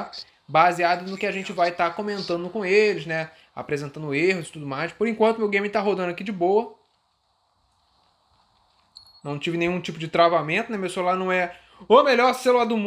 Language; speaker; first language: Portuguese; native; Portuguese